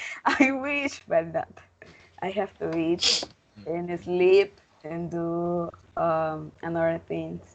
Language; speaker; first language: English; non-native, learner; Spanish